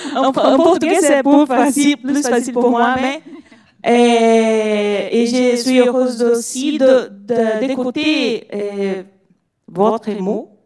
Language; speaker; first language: French; non-native, learner; Portuguese